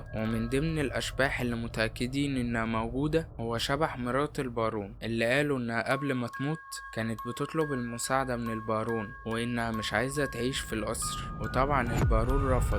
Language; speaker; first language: Arabic; native; Arabic